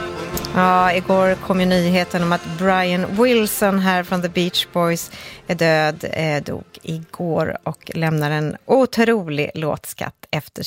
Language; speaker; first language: Swedish; native; Swedish